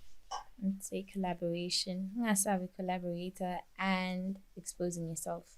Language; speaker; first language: English; non-native, local second language; Swati